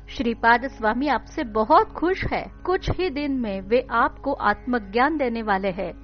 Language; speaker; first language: Hindi; non-native, local second language; Marathi